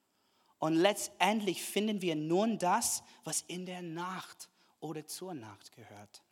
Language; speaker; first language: German; non-native, fluent; English